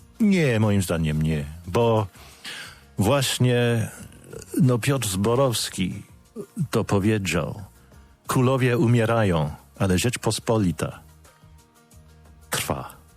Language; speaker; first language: Polish; non-native, fluent; English